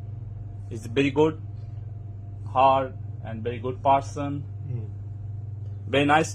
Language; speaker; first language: English; non-native, learner; Bangla